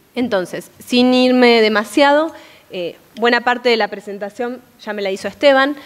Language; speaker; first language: Spanish; native; Spanish